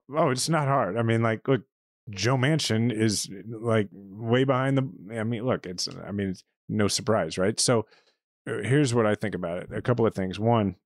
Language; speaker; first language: English; native; English